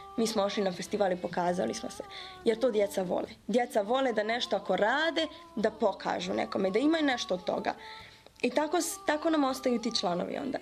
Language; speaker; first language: Serbian; early bilingual, heritage; Bosnian